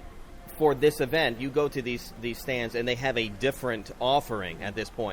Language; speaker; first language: English; native; English